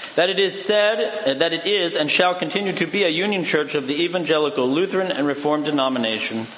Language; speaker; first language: English; native; English